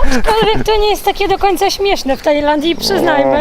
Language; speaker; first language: Polish; native; Polish